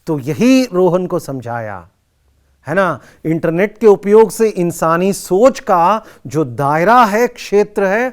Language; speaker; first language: Hindi; non-native, local second language; Kannada